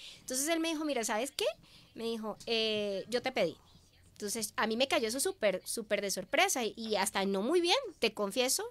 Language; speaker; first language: Spanish; native; Spanish